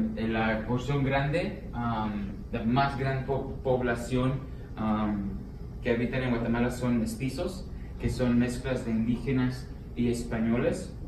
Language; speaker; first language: Spanish; early bilingual, heritage; Spanish